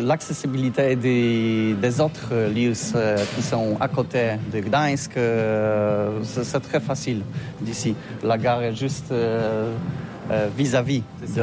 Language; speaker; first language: French; non-native, learner; Polish